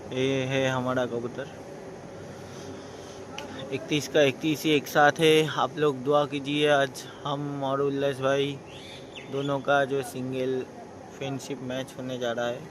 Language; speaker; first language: Hindi; non-native, local second language; Bangla